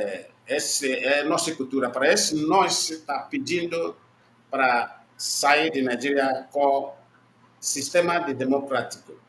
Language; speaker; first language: Portuguese; non-native, learner; Igbo